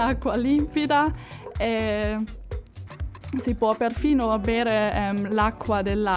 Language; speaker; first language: Italian; non-native, fluent; German